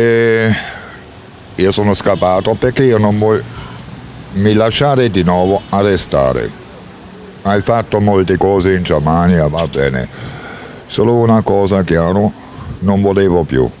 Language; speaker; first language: Italian; non-native, learner; German